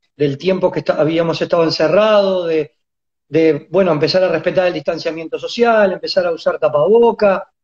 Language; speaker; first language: Spanish; native; Spanish